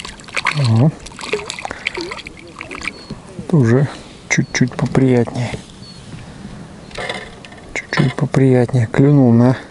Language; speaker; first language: Russian; native; Russian